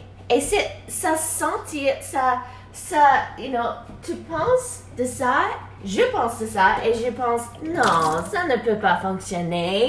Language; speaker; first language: French; non-native, learner; English